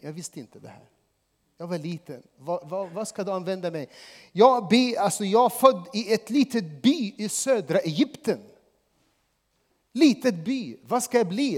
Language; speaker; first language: Swedish; non-native, fluent; Arabic